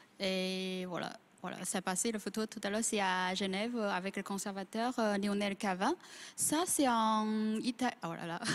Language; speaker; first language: French; non-native, fluent; Chinese